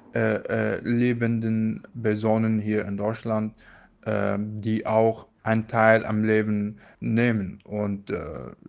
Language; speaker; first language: German; non-native, fluent; Arabic